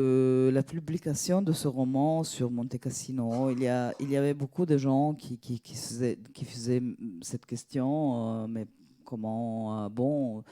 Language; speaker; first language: French; non-native, fluent; Italian